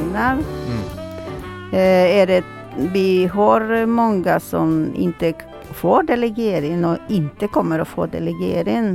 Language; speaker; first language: Swedish; non-native, fluent; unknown